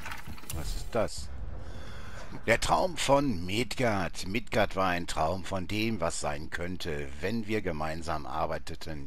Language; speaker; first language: German; native; German